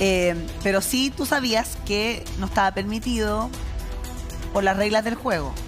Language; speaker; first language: Spanish; native; Spanish